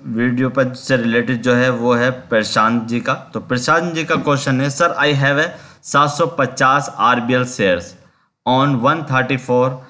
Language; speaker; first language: Hindi; native; Hindi